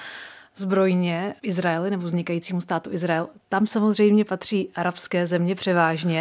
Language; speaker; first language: Czech; native; Czech